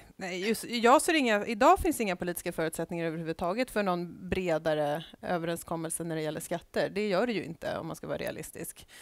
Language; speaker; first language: Swedish; native; Swedish